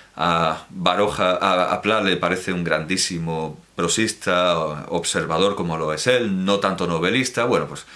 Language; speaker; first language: Spanish; native; Spanish